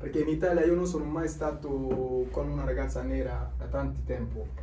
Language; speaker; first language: Italian; non-native, learner; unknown